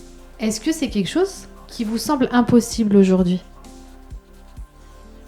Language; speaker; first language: French; native; French